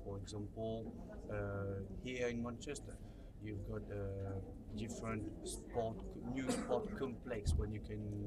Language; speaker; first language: English; non-native, learner; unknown